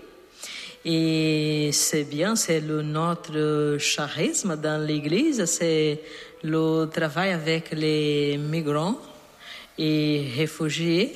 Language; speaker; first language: French; non-native, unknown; Portuguese